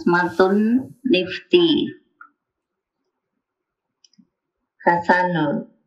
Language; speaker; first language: Arabic; non-native, learner; Indonesian